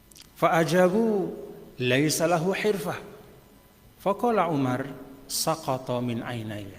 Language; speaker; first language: Arabic; non-native, fluent; Indonesian